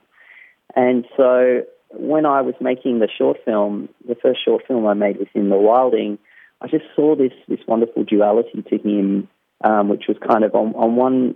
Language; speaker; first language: English; native; English